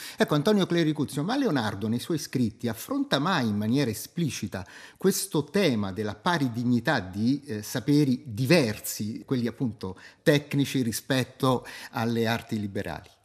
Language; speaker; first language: Italian; native; Italian